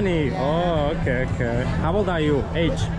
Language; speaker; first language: English; non-native, learner; Slovak